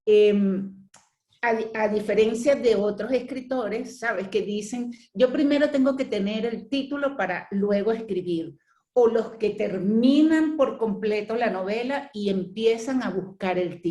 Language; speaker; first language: Spanish; native; Spanish